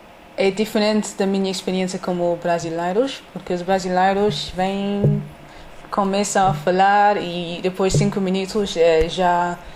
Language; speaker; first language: Portuguese; non-native, learner; English